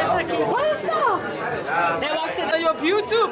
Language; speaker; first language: Dutch; native; Dutch